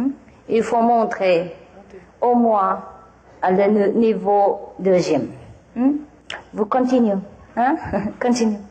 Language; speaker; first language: French; non-native, learner; Vietnamese